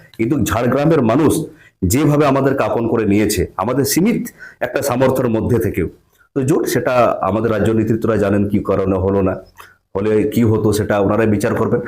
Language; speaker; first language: Bangla; non-native, local second language; Santali